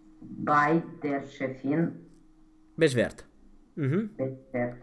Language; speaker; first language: German; non-native, learner; Romanian